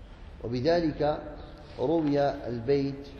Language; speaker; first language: Arabic; native; Arabic